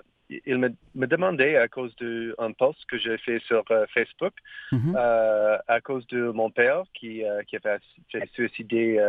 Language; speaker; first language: French; non-native, learner; English